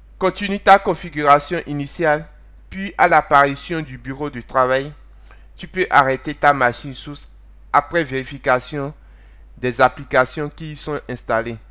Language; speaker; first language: French; non-native, local second language; Fon